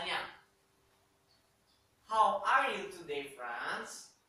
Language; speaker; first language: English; non-native, learner; Indonesian